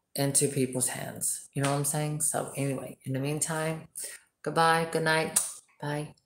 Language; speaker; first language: English; early bilingual, other home language; Spanish